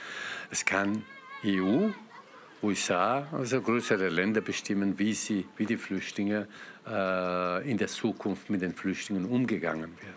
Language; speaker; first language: German; non-native, fluent; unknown